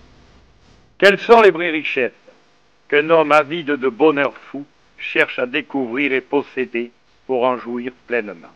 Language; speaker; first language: French; native; French